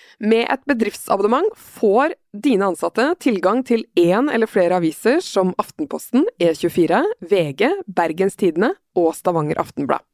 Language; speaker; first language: Norwegian; native; Norwegian